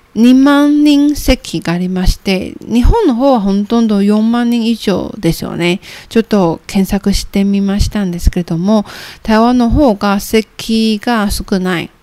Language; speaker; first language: Japanese; non-native, fluent; Chinese